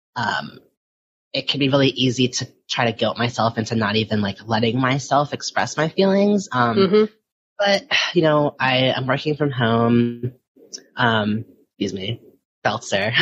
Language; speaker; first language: English; early bilingual, other home language; Filipino